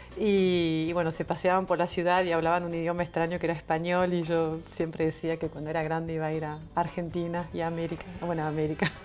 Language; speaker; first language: Spanish; non-native, fluent; French